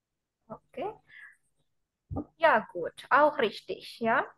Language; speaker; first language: German; non-native, fluent; Indonesian